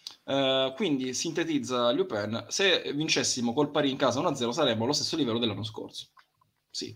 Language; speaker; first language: Italian; native; Italian